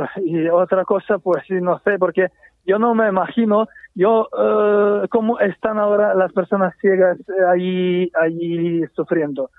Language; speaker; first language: Spanish; non-native, fluent; Ukrainian